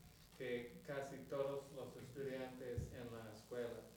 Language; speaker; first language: Spanish; non-native, learner; English